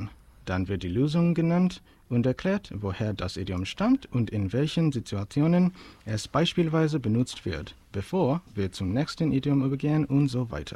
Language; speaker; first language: German; non-native, learner; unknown